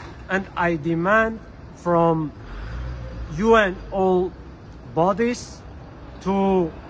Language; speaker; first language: English; non-native, fluent; Armenian